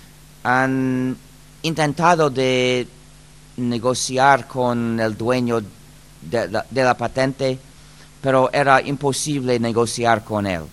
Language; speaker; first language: Spanish; non-native, fluent; English